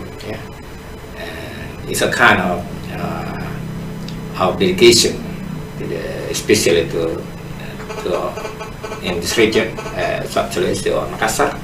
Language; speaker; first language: English; non-native, fluent; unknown